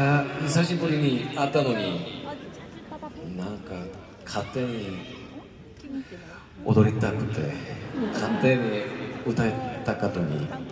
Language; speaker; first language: Japanese; non-native, fluent; Korean